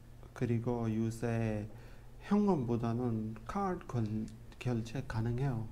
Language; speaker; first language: Korean; non-native, learner; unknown